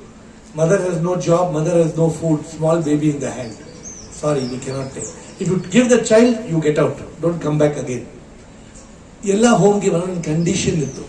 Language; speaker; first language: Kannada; non-native, local second language; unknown